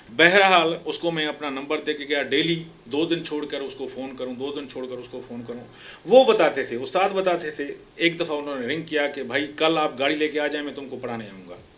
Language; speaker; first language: Urdu; non-native, local second language; Sindhi